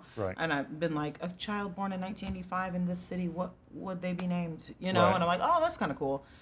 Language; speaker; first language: English; native; English